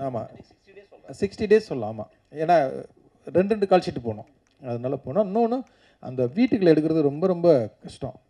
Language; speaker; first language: Tamil; native; Tamil